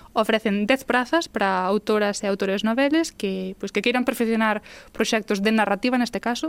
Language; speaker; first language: Galician; native; Galician